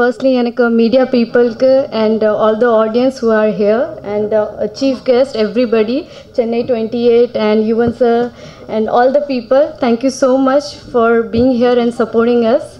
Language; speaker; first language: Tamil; non-native, learner; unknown